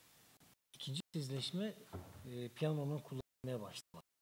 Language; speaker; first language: Turkish; native; Turkish